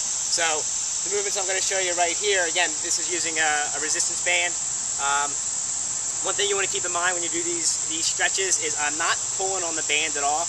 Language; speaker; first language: English; native; English